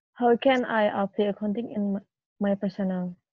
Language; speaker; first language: English; non-native, fluent; Indonesian